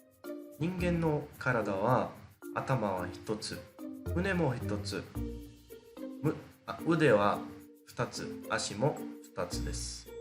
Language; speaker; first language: Japanese; non-native, learner; Portuguese